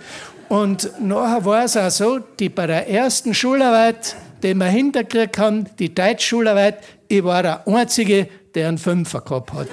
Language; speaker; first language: German; native; German